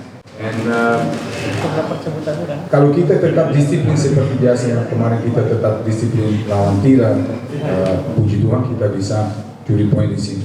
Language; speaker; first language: Indonesian; non-native, fluent; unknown